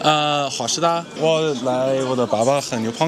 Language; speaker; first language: Chinese; non-native, learner; English